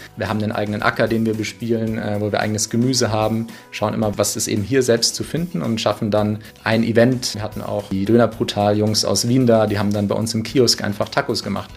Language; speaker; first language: German; native; German